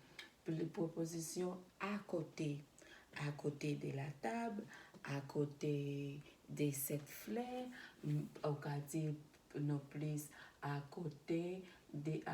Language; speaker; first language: French; non-native, learner; Spanish